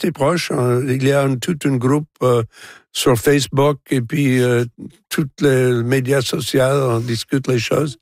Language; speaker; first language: French; non-native, local second language; English